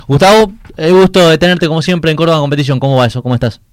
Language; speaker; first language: Spanish; native; Spanish